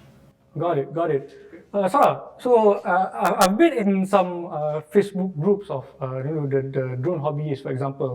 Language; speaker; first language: English; non-native, local second language; Malay